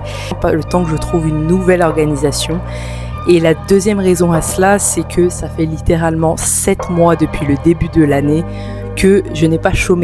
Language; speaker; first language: French; native; French